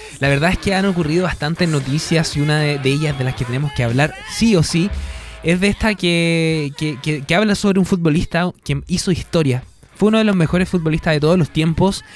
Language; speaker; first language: Spanish; native; Spanish